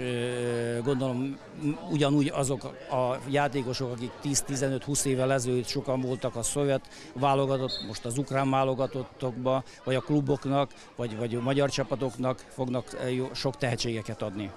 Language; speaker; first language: Hungarian; non-native, local second language; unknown